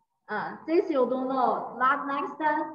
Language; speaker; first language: English; non-native, learner; Chinese